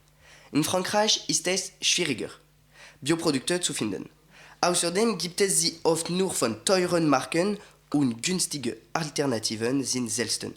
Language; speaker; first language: German; non-native, learner; French